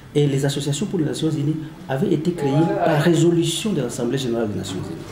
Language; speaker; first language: French; non-native, local second language; Swahili